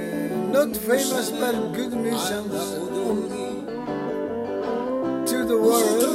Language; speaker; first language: English; non-native, learner; Japanese